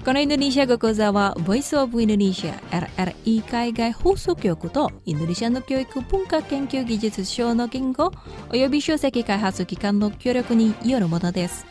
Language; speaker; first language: Japanese; non-native, fluent; Indonesian